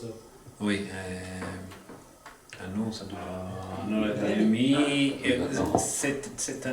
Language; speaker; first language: French; non-native, fluent; Italian